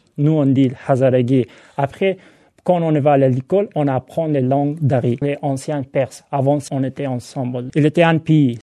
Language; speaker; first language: French; non-native, learner; Hazaragi